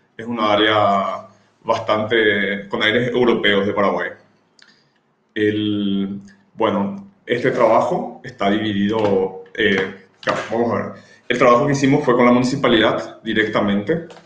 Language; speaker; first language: Spanish; native; Spanish